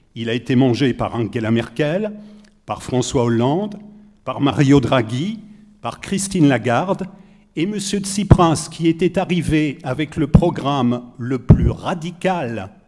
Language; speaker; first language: French; native; French